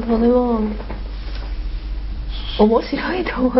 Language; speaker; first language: Japanese; non-native, learner; Chinese